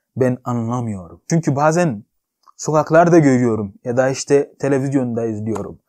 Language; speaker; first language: Turkish; non-native, fluent; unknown